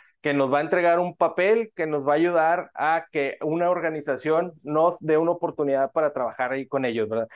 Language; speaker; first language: Spanish; native; Spanish